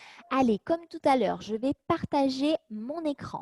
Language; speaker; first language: French; native; French